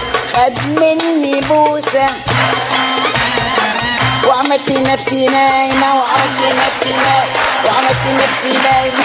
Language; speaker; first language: Arabic; native; Arabic